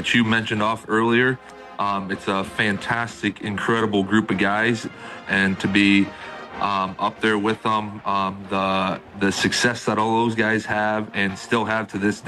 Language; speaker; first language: English; native; English